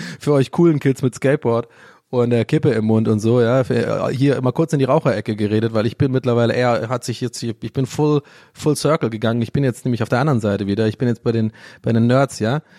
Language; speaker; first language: German; early bilingual, other home language; English